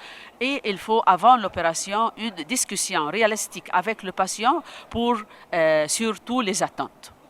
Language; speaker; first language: French; non-native, local second language; Arabic